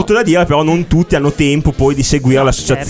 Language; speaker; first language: Italian; native; Italian